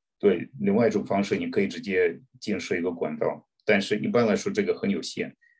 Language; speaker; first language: Chinese; non-native, fluent; Russian